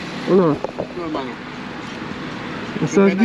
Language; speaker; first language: Spanish; non-native, learner; English